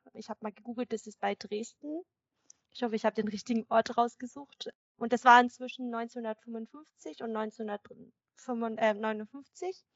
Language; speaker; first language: German; early bilingual, other home language; Vietnamese